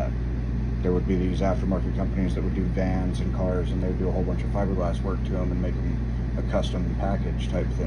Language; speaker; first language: English; native; English